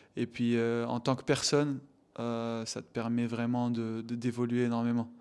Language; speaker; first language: French; non-native, local second language; Arabic